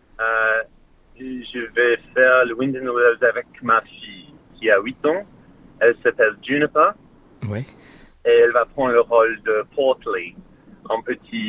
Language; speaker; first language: French; non-native, learner; English